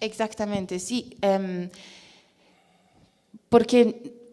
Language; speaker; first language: Spanish; non-native, fluent; Persian